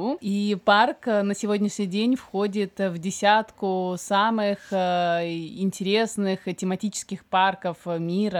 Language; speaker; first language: Russian; native; Russian